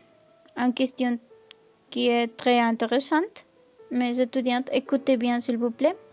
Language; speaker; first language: French; non-native, learner; Spanish